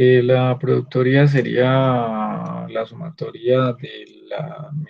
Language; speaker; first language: Spanish; native; Spanish